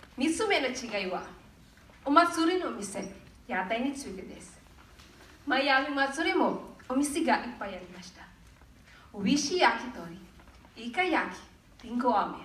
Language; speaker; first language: Japanese; non-native, learner; Filipino